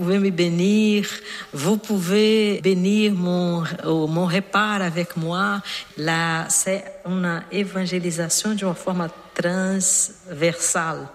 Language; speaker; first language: French; non-native, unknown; Portuguese